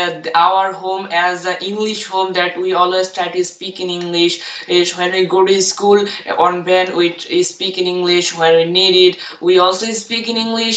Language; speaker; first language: English; non-native, learner; Bangla